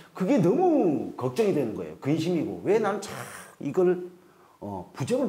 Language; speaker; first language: Korean; native; Korean